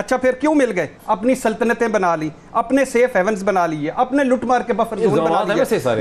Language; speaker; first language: Urdu; native; Urdu